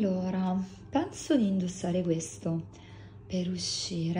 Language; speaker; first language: Italian; native; Italian